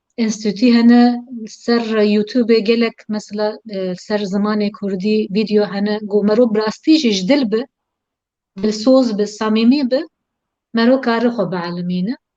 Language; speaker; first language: Kurdish; non-native, local second language; Turkish